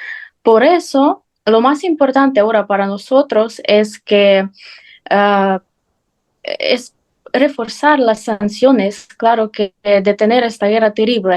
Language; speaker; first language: Spanish; non-native, fluent; Ukrainian